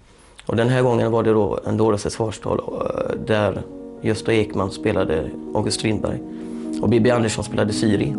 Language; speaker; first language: Swedish; native; Swedish